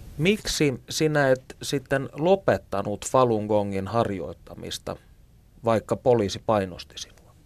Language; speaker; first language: Finnish; native; Finnish